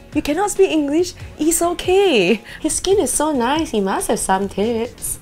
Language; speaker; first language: English; native; English